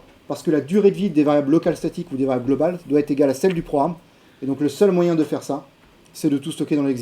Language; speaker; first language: French; native; French